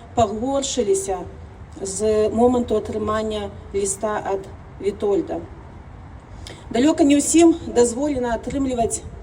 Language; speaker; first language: Belarusian; non-native, local second language; Russian